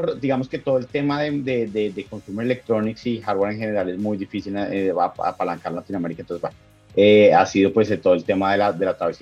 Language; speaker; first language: Spanish; native; Spanish